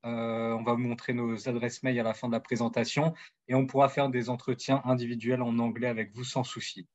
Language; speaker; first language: French; native; French